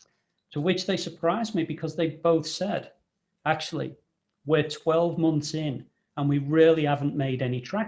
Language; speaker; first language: English; native; English